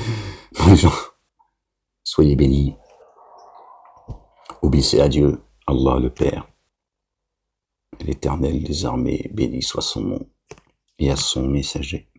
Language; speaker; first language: French; native; French